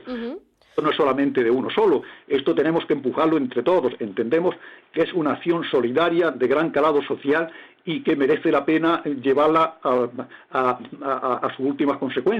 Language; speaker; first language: Spanish; native; Spanish